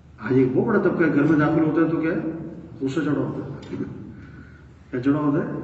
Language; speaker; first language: Urdu; non-native, local second language; Pashto